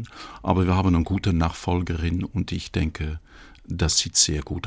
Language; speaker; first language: German; non-native, fluent; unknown